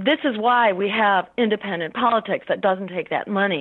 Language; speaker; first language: English; native; English